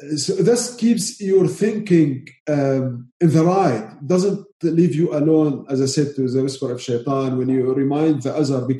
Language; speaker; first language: English; non-native, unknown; Arabic